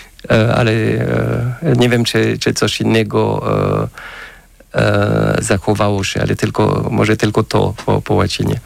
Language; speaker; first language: Polish; non-native, fluent; French